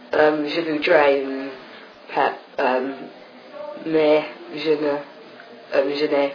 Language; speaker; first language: French; non-native, learner; English